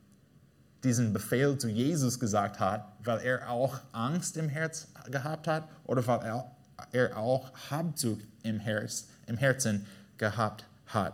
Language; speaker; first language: German; non-native, fluent; English